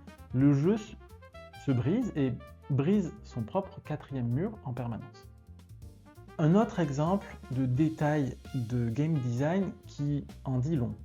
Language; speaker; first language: French; native; French